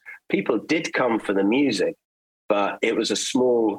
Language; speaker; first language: English; early bilingual, other home language; German